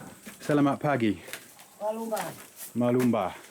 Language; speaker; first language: Indonesian; non-native, learner; English